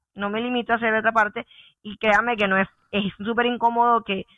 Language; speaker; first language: Spanish; native; Spanish